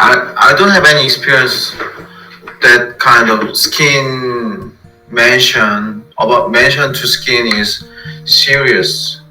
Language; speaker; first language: English; non-native, fluent; Korean